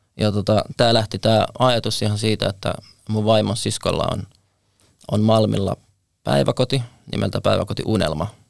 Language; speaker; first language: Finnish; native; Finnish